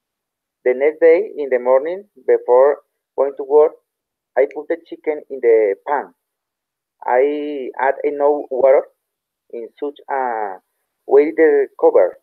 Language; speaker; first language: English; non-native, learner; Spanish